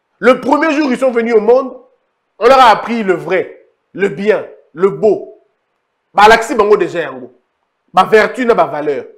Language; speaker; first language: French; non-native, local second language; Lingala